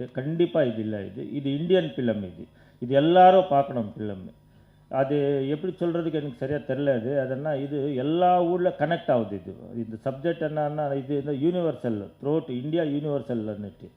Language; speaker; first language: Tamil; non-native, learner; Kannada